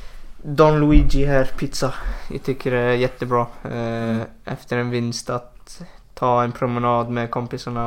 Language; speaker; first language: Swedish; non-native, fluent; Icelandic